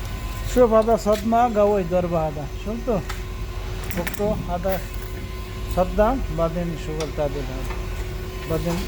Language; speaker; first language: Arabic; non-native, learner; Bangla